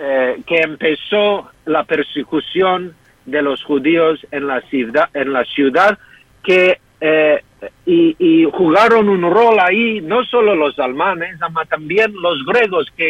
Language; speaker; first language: Spanish; non-native, fluent; English